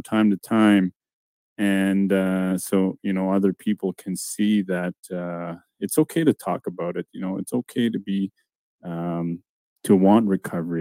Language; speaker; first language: English; non-native, fluent; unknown